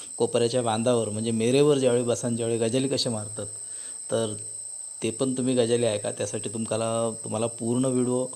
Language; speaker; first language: Marathi; native; Marathi